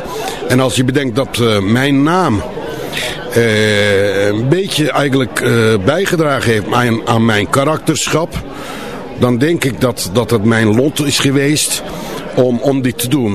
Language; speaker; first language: Dutch; non-native, fluent; Turkish